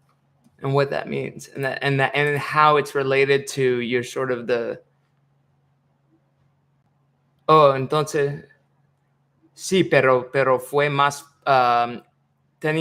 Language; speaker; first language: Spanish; non-native, learner; English